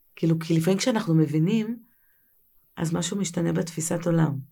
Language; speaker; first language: Hebrew; native; Hebrew